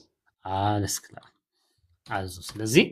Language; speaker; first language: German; non-native, fluent; Amharic